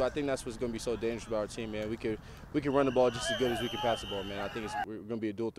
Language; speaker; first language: English; native; English